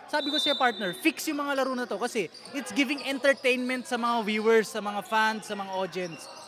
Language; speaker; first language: Filipino; native; Filipino